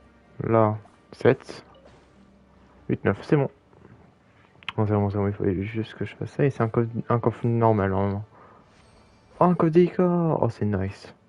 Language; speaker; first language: French; native; French